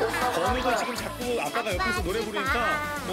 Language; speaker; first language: Korean; native; Korean